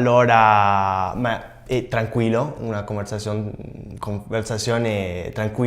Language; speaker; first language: Italian; non-native, learner; English